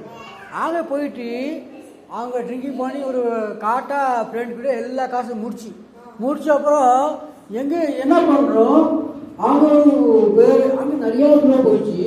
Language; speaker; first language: Tamil; non-native, learner; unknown